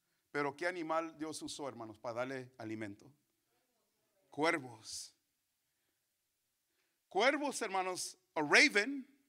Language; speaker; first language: Spanish; early bilingual, heritage; Spanish